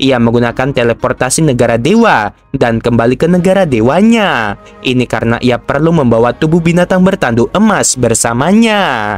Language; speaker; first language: Indonesian; native; Indonesian